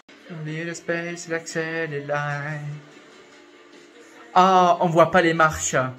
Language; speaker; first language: French; native; French